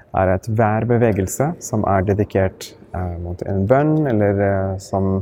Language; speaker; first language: Norwegian; non-native, fluent; Arabic